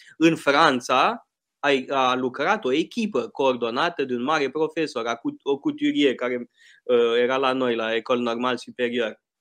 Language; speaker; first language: Romanian; native; Romanian